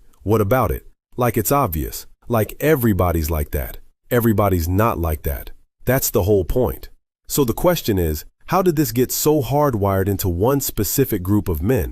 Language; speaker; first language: English; native; English